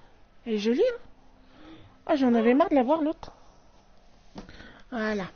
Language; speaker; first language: French; native; French